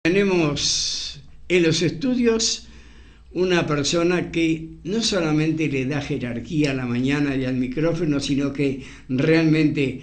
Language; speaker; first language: Spanish; native; Spanish